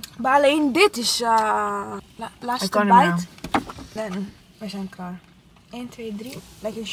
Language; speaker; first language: Dutch; non-native, learner; Italian